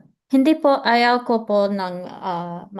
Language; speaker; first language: Filipino; non-native, learner; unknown